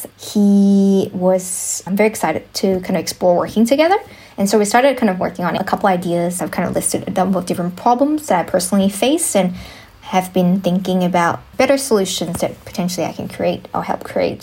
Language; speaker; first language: English; non-native, local second language; Chinese